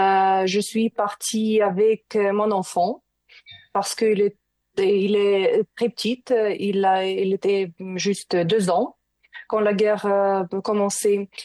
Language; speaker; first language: French; non-native, learner; Ukrainian